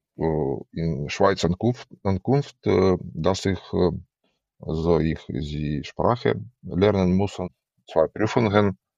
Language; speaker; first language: German; non-native, learner; Ukrainian